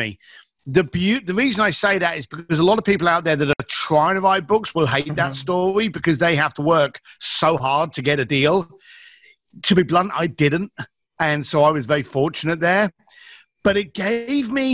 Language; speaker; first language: English; native; English